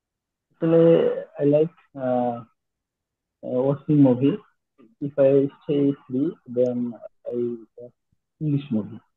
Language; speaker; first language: English; non-native, learner; Bangla